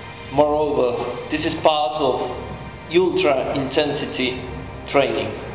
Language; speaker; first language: English; non-native, fluent; Spanish